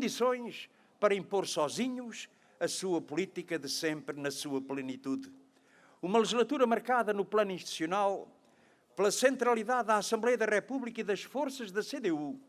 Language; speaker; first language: Portuguese; native; Portuguese